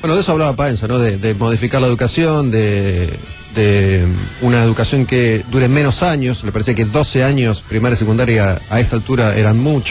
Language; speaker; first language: Spanish; native; Spanish